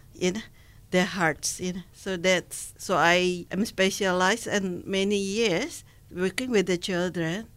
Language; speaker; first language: English; non-native, learner; Indonesian